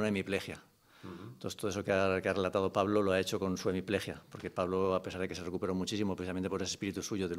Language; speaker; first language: Spanish; native; Spanish